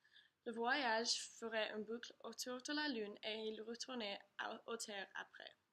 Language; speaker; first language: French; non-native, learner; English